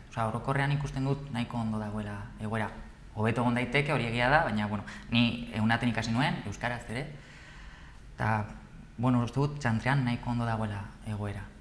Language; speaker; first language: Basque; non-native, local second language; Spanish